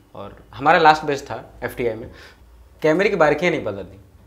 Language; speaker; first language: Hindi; native; Hindi